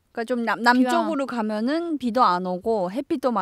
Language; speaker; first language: Korean; native; Korean